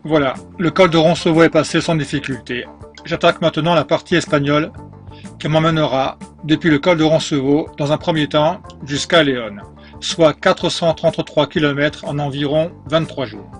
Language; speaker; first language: French; native; French